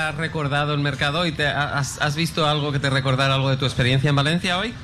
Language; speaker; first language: Spanish; native; Spanish